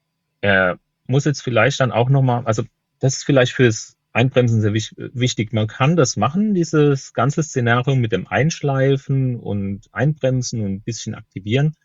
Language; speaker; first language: German; native; German